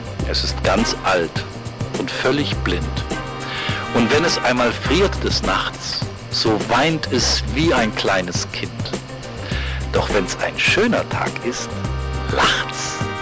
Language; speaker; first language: German; native; German